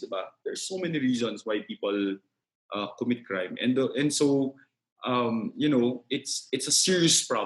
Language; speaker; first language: English; non-native, local second language; Filipino